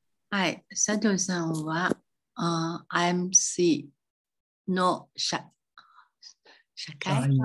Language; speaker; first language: Japanese; non-native, learner; Chinese